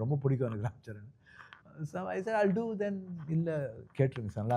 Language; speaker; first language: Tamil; non-native, local second language; Kannada